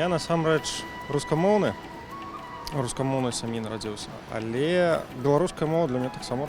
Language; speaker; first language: Belarusian; non-native, local second language; Russian